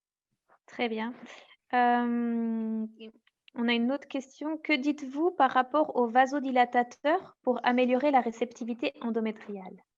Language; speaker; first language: French; native; French